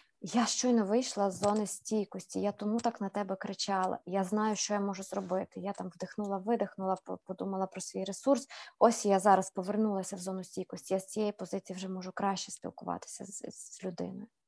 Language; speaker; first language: Ukrainian; native; Ukrainian